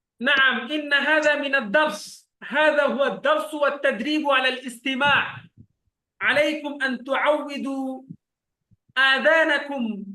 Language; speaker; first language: Arabic; non-native, fluent; Bangla